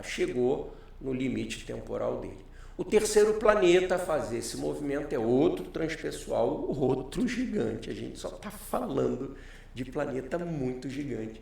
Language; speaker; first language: Portuguese; native; Portuguese